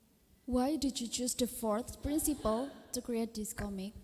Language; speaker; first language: English; non-native, fluent; Indonesian